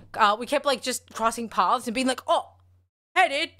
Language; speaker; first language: English; native; English